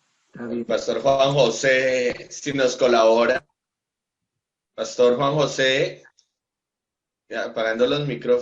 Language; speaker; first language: Spanish; native; Spanish